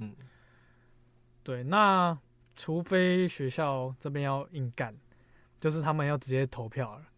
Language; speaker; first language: Chinese; native; Chinese